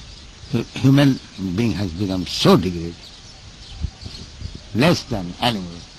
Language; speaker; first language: English; non-native, local second language; Bangla